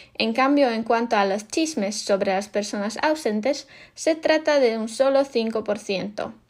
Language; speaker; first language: Spanish; non-native, fluent; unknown